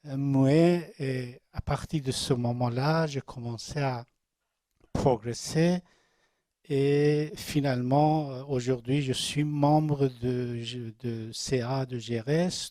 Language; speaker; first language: French; non-native, learner; Persian